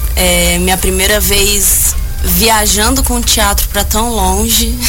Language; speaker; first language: Portuguese; native; Portuguese